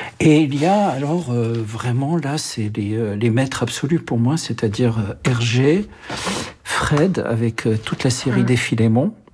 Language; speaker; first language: French; early bilingual, other home language; Arabic